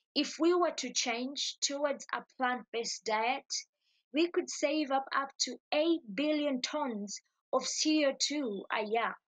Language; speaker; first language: English; non-native, local second language; Ganda